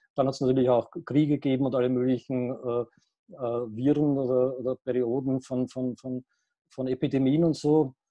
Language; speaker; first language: German; native; German